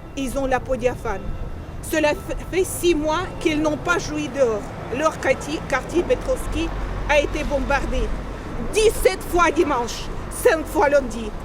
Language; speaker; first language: French; non-native, learner; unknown